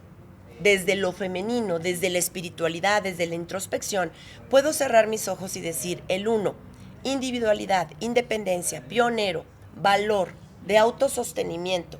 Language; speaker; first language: Spanish; native; Spanish